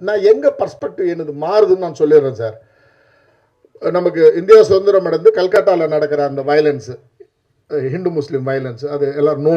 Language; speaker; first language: Tamil; native; Tamil